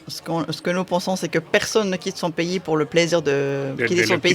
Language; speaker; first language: French; native; French